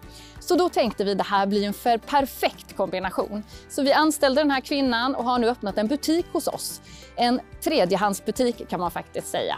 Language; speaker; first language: Swedish; native; Swedish